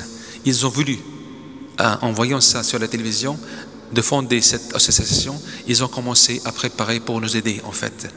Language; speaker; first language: French; non-native, local second language; Arabic